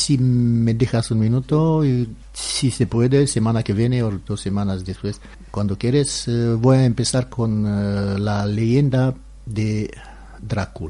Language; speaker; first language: Spanish; non-native, learner; Romanian